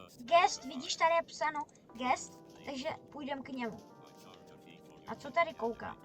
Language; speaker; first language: Czech; early bilingual, other home language; Russian